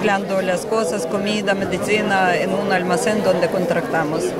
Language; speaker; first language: Spanish; non-native, learner; Ukrainian